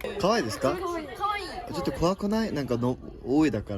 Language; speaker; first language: Japanese; non-native, learner; Korean